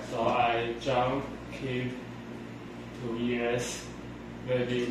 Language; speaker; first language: English; non-native, learner; Chinese